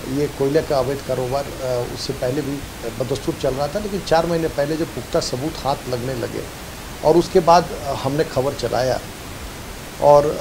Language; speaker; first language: Hindi; native; Hindi